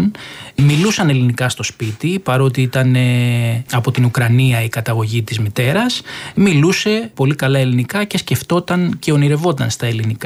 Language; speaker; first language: Greek; native; Greek